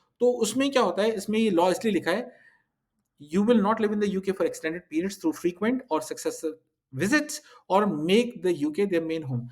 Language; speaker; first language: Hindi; early bilingual, heritage; Hindi